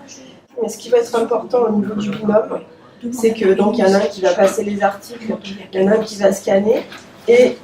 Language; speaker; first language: French; native; French